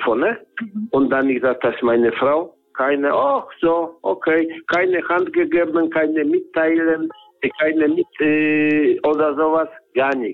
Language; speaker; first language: German; non-native, learner; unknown